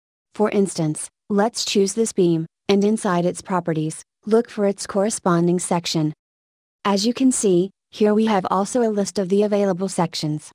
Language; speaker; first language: English; non-native, fluent; Spanish